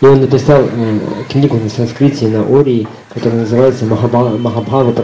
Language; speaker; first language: Russian; native; Russian